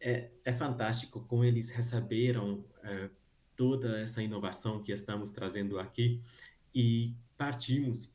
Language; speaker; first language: Portuguese; non-native, fluent; Hungarian